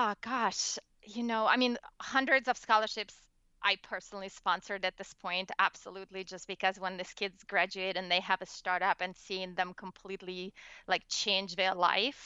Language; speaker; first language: English; non-native, fluent; Russian